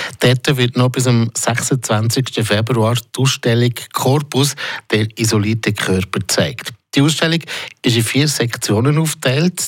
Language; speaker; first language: German; native; German